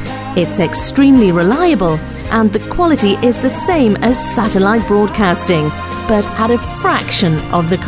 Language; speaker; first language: English; native; English